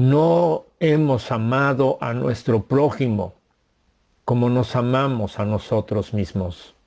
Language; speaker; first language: Spanish; native; Spanish